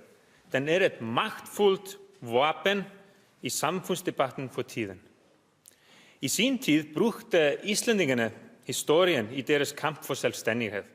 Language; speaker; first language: Danish; non-native, fluent; Icelandic